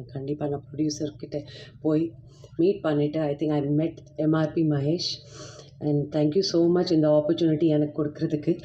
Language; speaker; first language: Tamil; non-native, fluent; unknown